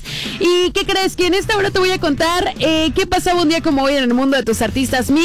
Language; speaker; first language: Spanish; native; Spanish